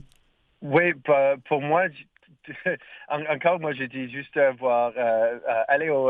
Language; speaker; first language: French; non-native, learner; English